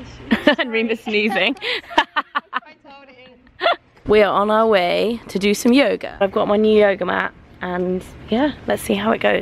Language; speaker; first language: English; native; English